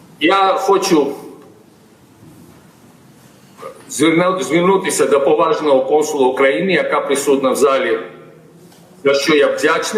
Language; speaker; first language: Ukrainian; non-native, fluent; Georgian